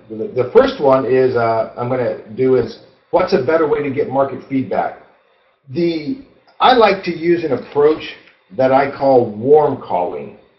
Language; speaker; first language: English; native; English